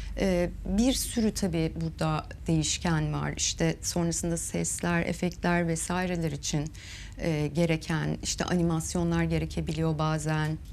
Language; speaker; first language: Turkish; native; Turkish